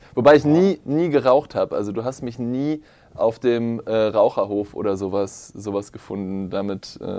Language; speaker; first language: German; native; German